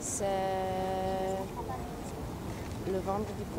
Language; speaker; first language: French; non-native, fluent; Spanish